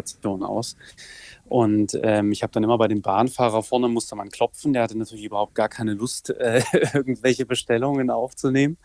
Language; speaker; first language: German; native; German